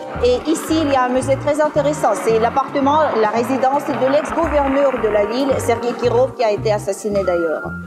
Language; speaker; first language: French; non-native, fluent; Russian